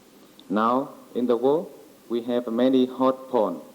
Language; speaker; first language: English; non-native, learner; Vietnamese